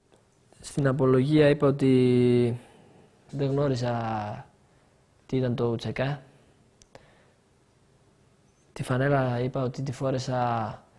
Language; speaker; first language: Greek; early bilingual, other home language; Albanian